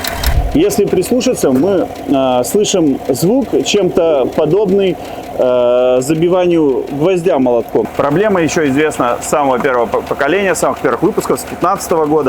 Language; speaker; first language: Russian; native; Russian